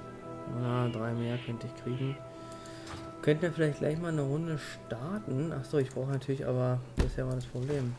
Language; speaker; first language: German; native; German